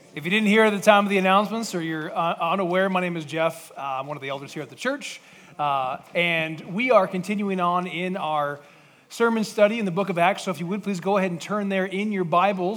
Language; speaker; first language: English; native; English